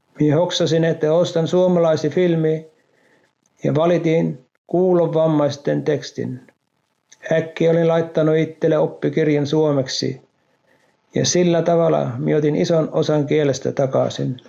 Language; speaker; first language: Finnish; non-native, local second language; Norwegian